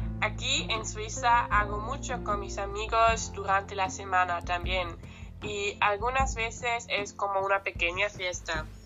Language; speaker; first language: Spanish; non-native, learner; German